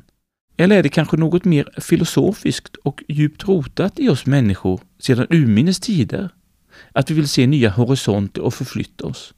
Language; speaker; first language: Swedish; native; Swedish